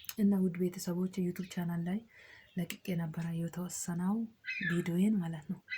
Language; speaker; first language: Amharic; non-native, local second language; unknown